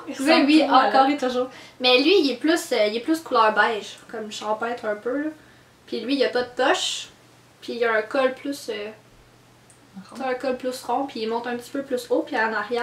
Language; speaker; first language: French; native; French